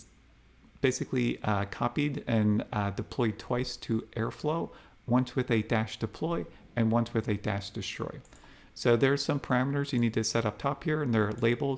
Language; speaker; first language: English; native; English